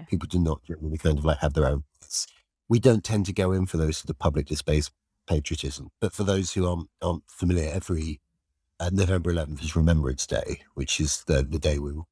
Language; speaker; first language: English; native; English